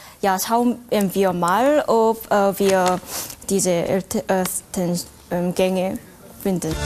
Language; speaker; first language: German; non-native, learner; Korean